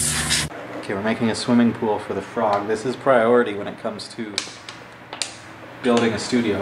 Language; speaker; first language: English; native; English